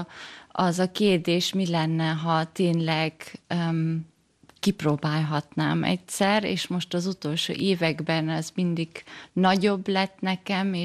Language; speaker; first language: Hungarian; early bilingual, heritage; German